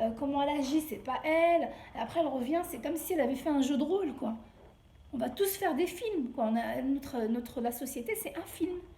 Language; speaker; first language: French; early bilingual, other home language; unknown